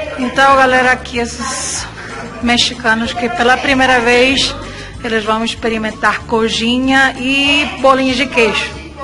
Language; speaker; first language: Portuguese; non-native, fluent; Spanish